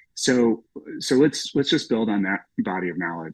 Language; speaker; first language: English; native; English